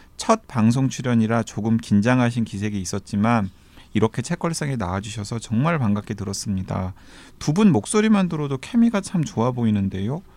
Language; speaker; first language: Korean; native; Korean